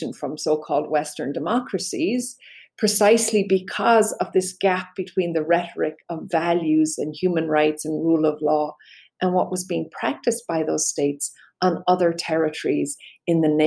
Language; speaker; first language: English; native; English